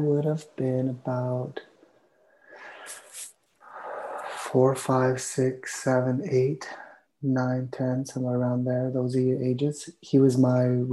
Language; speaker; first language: English; native; English